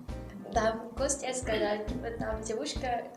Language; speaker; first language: Russian; non-native, learner; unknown